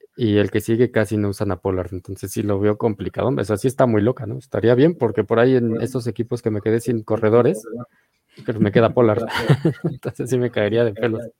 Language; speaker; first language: Spanish; native; Spanish